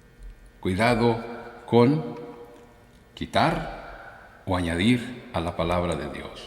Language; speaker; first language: Spanish; native; Spanish